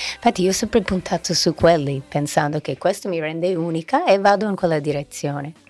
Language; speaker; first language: Italian; non-native, fluent; English